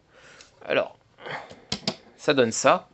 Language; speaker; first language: French; native; French